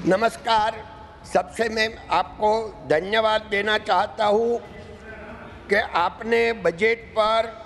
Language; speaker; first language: Hindi; non-native, local second language; Gujarati